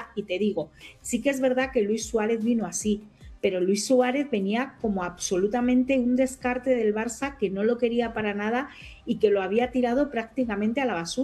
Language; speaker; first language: Spanish; native; Spanish